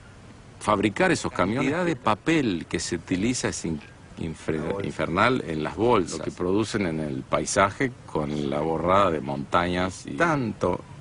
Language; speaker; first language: Spanish; native; Spanish